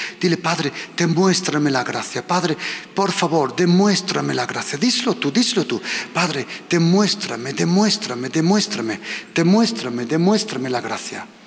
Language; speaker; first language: Spanish; non-native, fluent; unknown